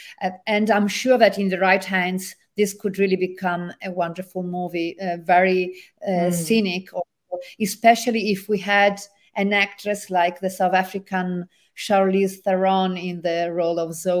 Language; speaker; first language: English; non-native, fluent; Italian